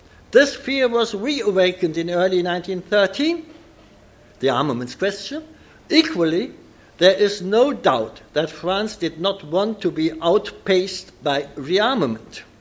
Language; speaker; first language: English; non-native, fluent; German